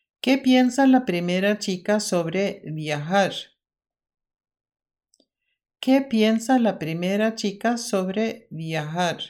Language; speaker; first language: Spanish; non-native, fluent; Norwegian